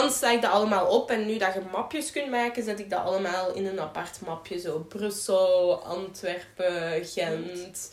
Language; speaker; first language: Dutch; native; Dutch